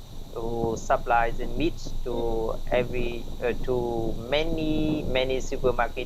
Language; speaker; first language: English; non-native, learner; Vietnamese